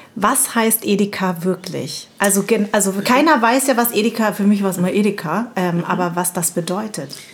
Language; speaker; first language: German; early bilingual, other home language; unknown